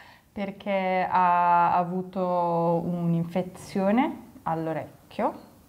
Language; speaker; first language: Italian; non-native, fluent; English